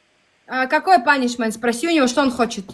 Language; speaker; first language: Russian; native; Russian